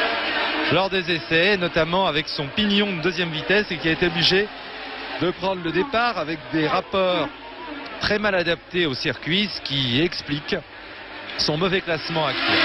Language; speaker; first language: French; native; French